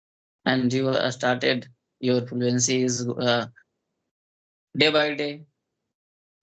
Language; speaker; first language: English; non-native, local second language; Hindi